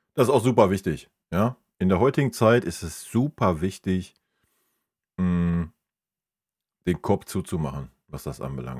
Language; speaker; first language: German; native; German